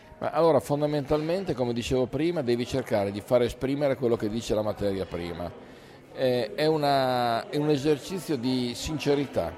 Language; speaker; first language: Italian; native; Italian